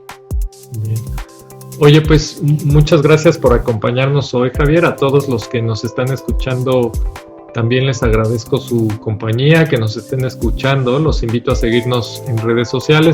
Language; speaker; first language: Spanish; native; Spanish